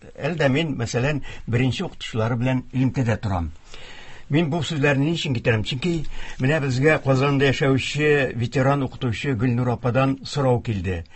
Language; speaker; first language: Tatar; native; Tatar